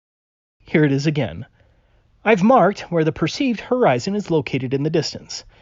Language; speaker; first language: English; native; English